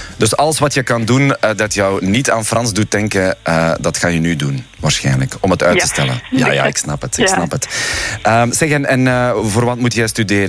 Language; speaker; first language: Dutch; native; Dutch